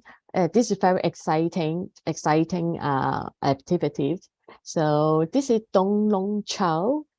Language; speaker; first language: English; non-native, fluent; Cantonese